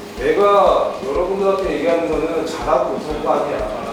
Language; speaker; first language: Korean; native; Korean